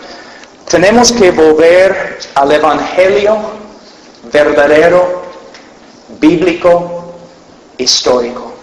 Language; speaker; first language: Spanish; non-native, fluent; English